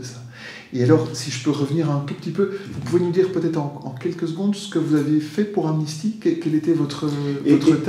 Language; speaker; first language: French; native; French